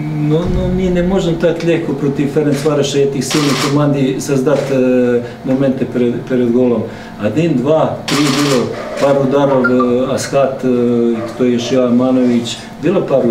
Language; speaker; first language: Russian; non-native, learner; Serbian